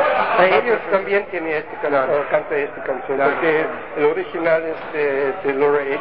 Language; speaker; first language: Spanish; non-native, learner; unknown